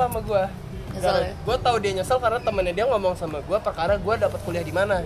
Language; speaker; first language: Indonesian; native; Indonesian